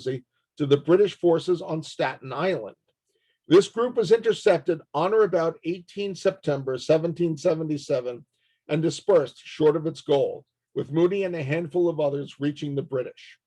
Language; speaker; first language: English; native; English